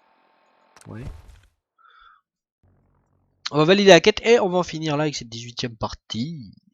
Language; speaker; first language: French; native; French